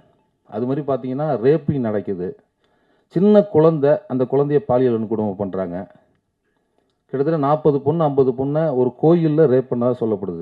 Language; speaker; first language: Tamil; native; Tamil